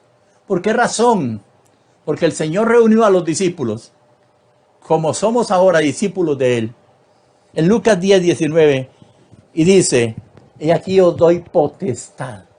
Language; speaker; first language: Spanish; native; Spanish